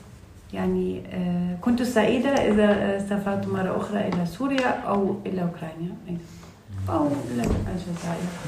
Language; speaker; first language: Arabic; non-native, learner; Russian